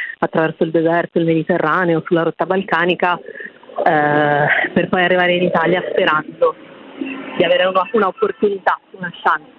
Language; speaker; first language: Italian; native; Italian